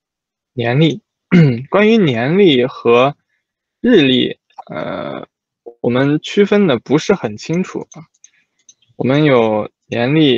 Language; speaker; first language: Chinese; native; Chinese